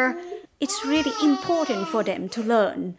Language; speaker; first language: English; non-native, learner; Thai